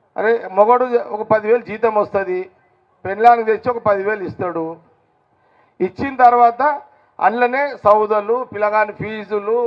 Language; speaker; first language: Telugu; native; Telugu